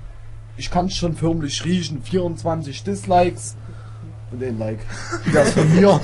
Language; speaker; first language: German; native; German